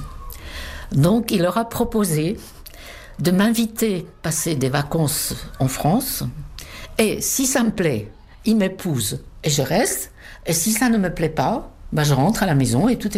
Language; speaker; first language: French; non-native, fluent; Czech